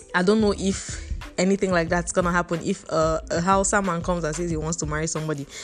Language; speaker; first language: English; non-native, local second language; Igbo